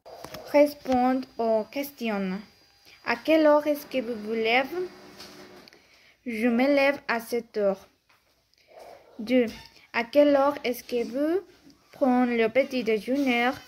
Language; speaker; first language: French; non-native, learner; Spanish